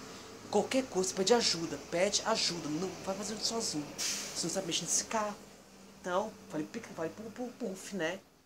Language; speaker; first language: Portuguese; native; Portuguese